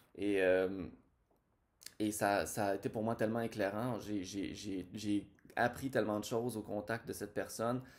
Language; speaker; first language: French; native; French